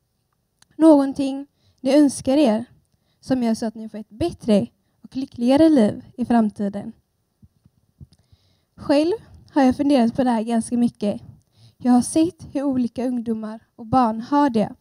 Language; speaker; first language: Swedish; early bilingual, other home language; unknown